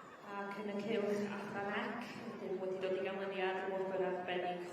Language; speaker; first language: Welsh; native; Welsh